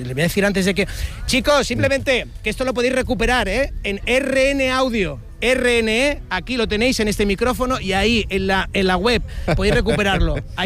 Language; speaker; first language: Spanish; native; Spanish